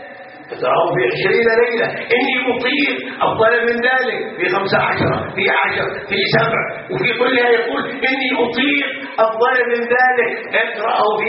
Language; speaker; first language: Arabic; native; Arabic